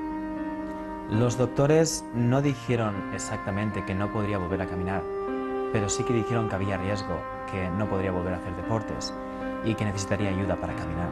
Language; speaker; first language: Spanish; native; Spanish